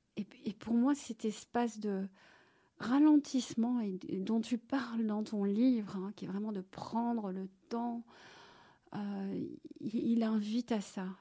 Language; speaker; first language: French; native; French